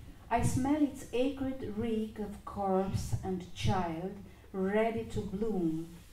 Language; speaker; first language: English; non-native, fluent; Romanian